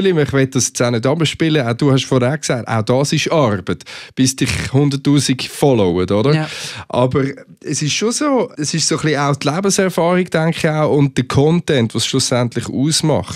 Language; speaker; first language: German; native; German